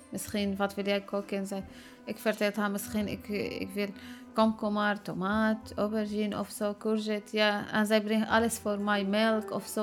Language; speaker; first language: Dutch; non-native, learner; Arabic